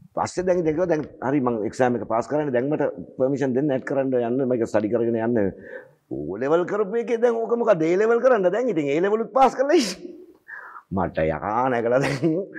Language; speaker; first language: Sinhala; native; Sinhala